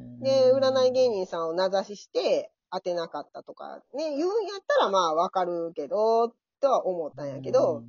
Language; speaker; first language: Japanese; native; Japanese